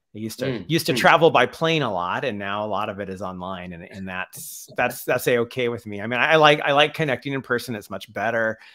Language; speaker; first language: English; native; English